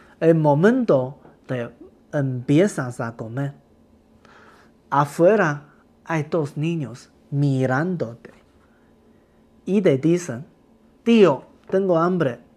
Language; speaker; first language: Spanish; non-native, learner; Chinese